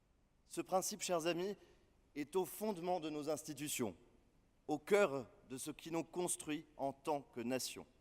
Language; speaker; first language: French; native; French